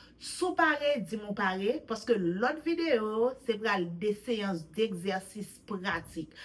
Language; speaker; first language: Haitian Creole; native; Haitian Creole